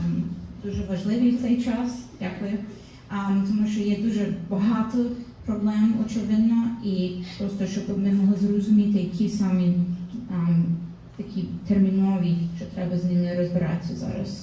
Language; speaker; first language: Ukrainian; early bilingual, heritage; Ukrainian